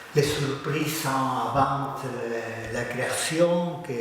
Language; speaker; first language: French; non-native, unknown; Spanish